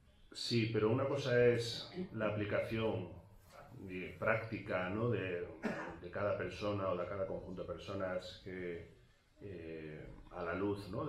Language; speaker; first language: Spanish; native; Spanish